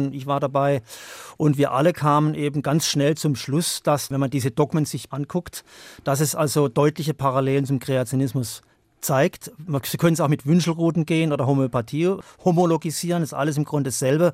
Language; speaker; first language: German; native; German